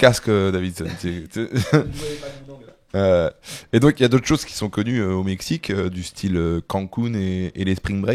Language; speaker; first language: French; native; French